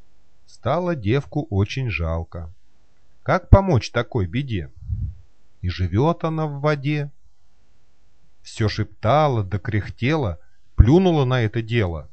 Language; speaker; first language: Russian; native; Russian